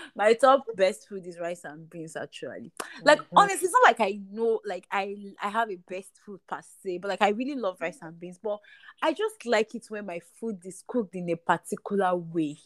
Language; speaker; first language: English; non-native, local second language; Yoruba